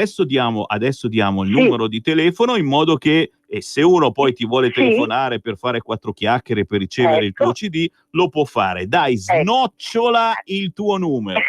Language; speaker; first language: Italian; native; Italian